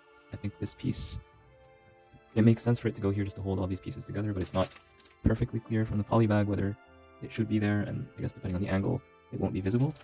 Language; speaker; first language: English; native; English